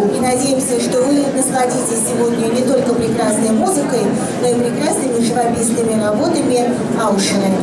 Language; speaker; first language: Russian; native; Russian